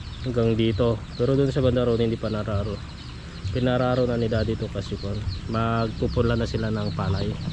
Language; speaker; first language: Filipino; native; Filipino